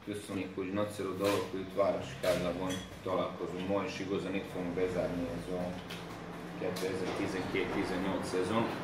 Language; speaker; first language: Hungarian; non-native, fluent; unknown